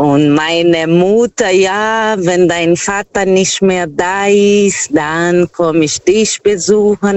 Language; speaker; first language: German; non-native, fluent; Portuguese